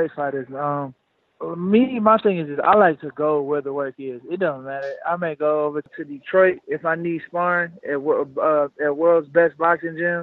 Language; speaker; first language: English; native; English